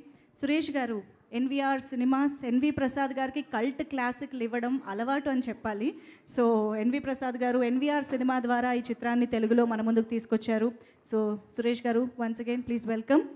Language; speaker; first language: Telugu; native; Telugu